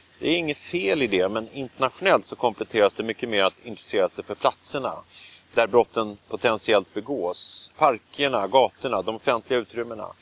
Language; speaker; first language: Swedish; native; Swedish